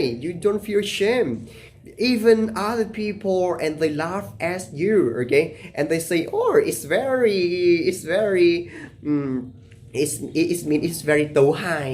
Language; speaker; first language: English; non-native, learner; Vietnamese